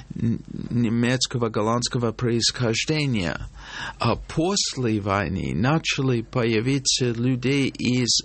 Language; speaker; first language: Russian; non-native, fluent; English